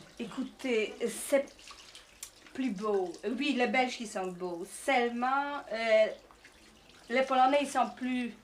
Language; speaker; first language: French; non-native, learner; Polish